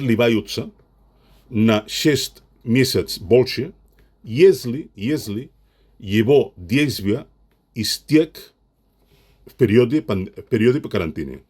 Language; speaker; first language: Russian; non-native, fluent; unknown